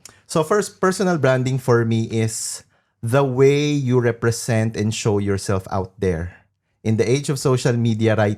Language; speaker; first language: English; non-native, local second language; Filipino